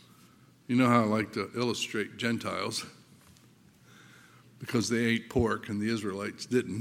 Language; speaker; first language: English; native; English